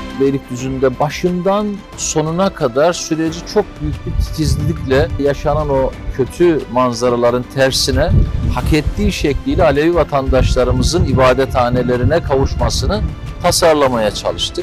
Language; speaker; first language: Turkish; native; Turkish